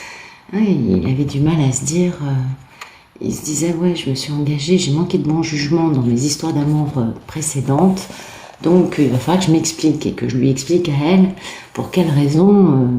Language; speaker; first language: French; native; French